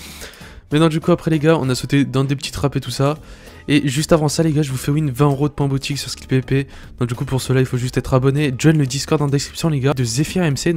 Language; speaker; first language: French; native; French